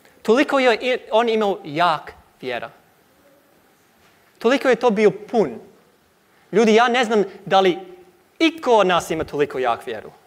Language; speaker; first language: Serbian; non-native, learner; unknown